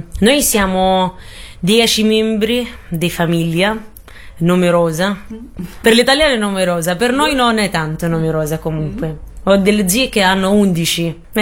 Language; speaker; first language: Italian; non-native, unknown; Arabic